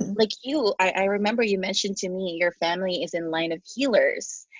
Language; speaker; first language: English; non-native, local second language; Filipino